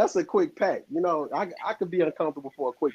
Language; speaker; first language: English; native; English